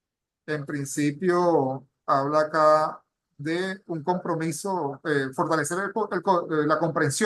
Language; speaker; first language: Spanish; native; Spanish